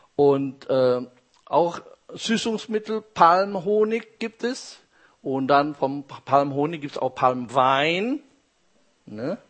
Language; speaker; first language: German; non-native, fluent; Indonesian